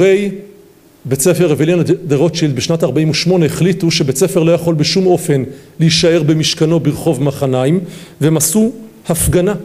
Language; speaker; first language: Hebrew; native; Hebrew